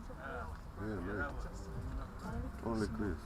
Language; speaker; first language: English; non-native, learner; Macedonian